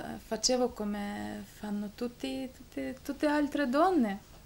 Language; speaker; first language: Italian; non-native, learner; Ukrainian